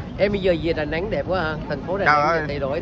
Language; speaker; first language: Vietnamese; native; Vietnamese